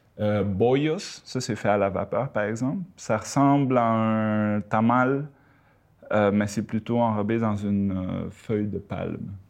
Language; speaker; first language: French; early bilingual, other home language; Spanish